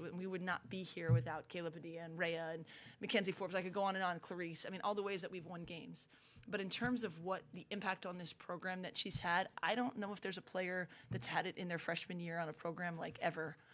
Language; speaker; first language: English; native; English